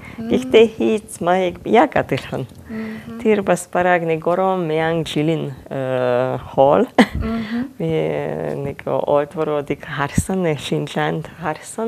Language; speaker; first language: Mongolian; non-native, fluent; Hungarian